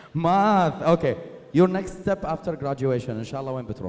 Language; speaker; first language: Arabic; native; Arabic